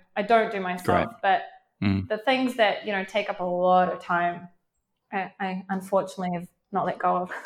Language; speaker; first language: English; native; English